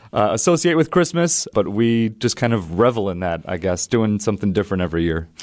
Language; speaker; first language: English; native; English